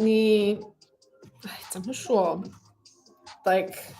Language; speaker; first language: Chinese; non-native, learner; English